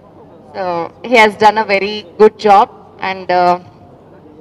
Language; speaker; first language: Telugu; non-native, fluent; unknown